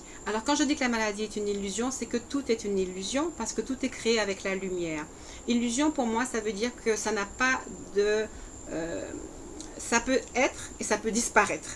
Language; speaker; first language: French; native; French